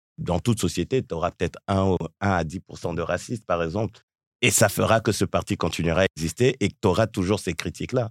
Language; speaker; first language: French; early bilingual, other home language; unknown